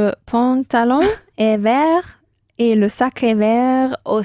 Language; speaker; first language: French; non-native, learner; Spanish